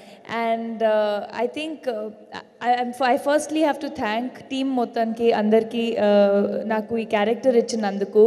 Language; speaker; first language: Telugu; non-native, fluent; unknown